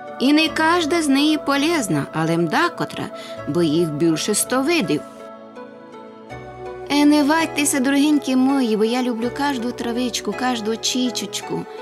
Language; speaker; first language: Ukrainian; native; Ukrainian